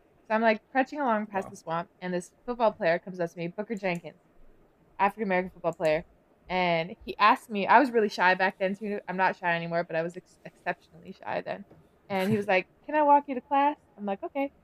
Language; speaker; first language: English; native; English